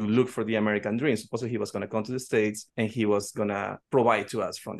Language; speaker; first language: English; non-native, fluent; Spanish